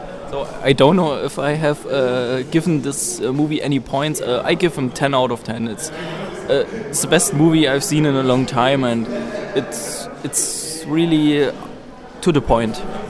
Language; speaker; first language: English; non-native, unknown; German